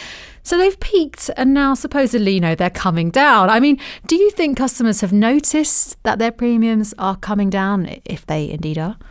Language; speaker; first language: English; native; English